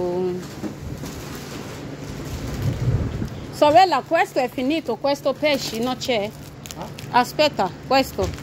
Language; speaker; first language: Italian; non-native, learner; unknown